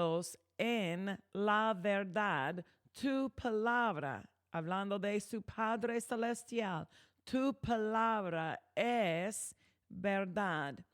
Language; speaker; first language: Spanish; non-native, fluent; English